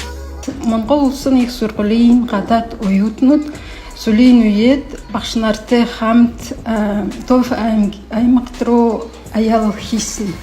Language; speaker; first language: Mongolian; non-native, learner; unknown